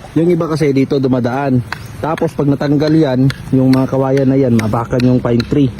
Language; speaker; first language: Filipino; native; Filipino